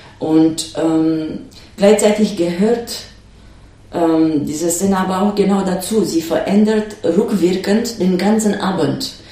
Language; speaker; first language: German; non-native, fluent; Romanian